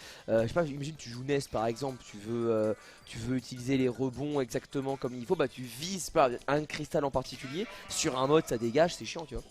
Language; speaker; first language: French; native; French